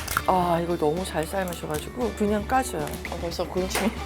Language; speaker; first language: Korean; native; Korean